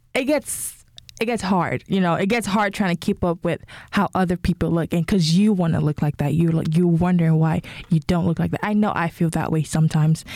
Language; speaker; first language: English; non-native, local second language; Yoruba